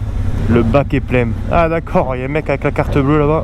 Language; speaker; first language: French; native; French